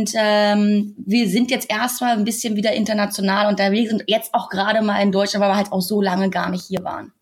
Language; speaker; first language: German; native; German